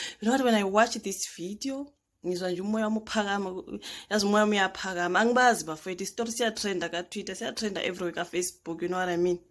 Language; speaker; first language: Zulu; native; Zulu